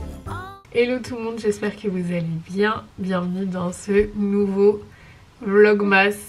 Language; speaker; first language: French; native; French